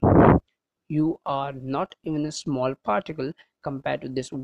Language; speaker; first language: English; non-native, local second language; Hindi